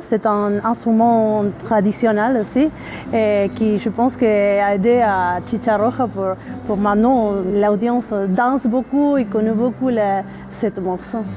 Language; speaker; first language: French; non-native, learner; Spanish